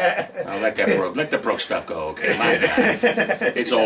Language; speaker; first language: English; native; English